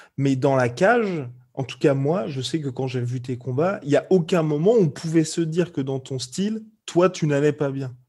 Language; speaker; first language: French; native; French